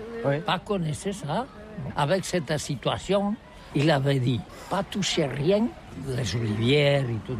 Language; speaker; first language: French; non-native, learner; Catalan